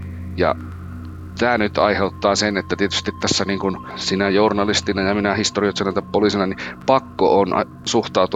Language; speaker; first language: Finnish; native; Finnish